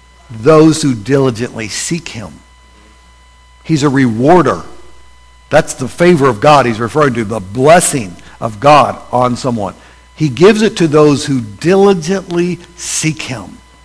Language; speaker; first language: English; native; English